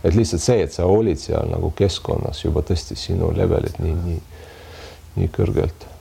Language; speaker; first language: Estonian; non-native, local second language; Russian